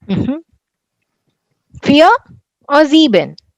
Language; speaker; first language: German; non-native, fluent; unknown